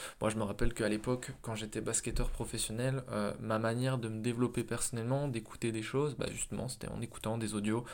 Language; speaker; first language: French; native; French